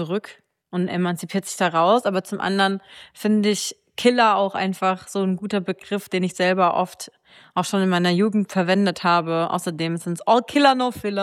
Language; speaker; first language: German; native; German